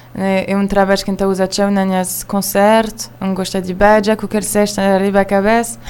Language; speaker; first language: Portuguese; non-native, learner; Hebrew